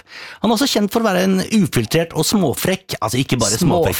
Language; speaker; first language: Norwegian; native; Norwegian